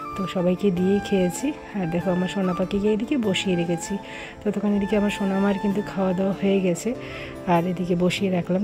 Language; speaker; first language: Bangla; non-native, local second language; Rangpuri